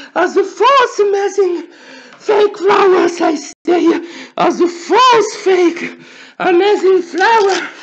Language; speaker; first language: English; non-native, learner; Italian